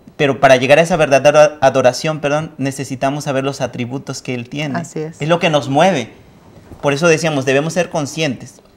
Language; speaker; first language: Spanish; native; Spanish